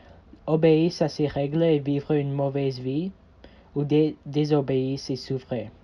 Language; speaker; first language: French; non-native, learner; English